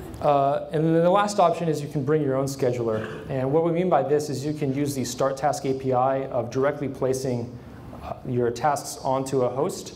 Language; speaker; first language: English; native; English